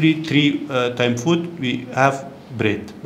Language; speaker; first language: English; non-native, learner; Persian